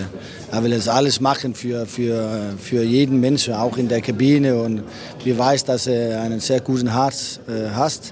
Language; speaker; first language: German; non-native, fluent; Danish